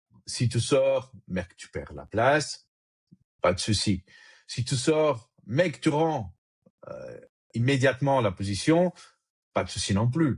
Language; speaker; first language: French; native; French